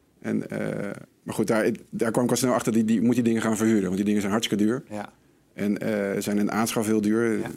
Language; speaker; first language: Dutch; native; Dutch